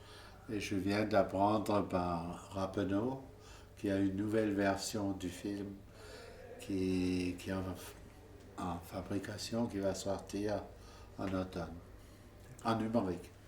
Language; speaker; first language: French; non-native, fluent; German